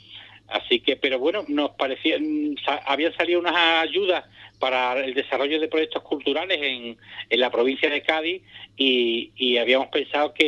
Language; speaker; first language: Spanish; native; Spanish